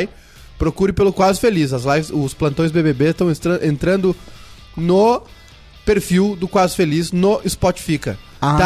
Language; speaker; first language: Portuguese; native; Portuguese